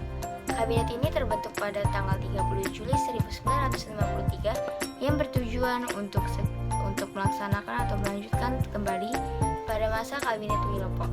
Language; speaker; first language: Indonesian; native; Indonesian